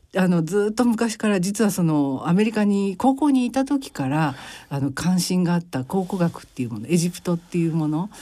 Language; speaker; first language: Japanese; native; Japanese